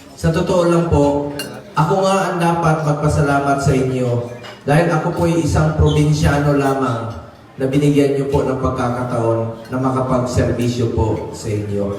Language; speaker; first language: Filipino; non-native, local second language; Cebuano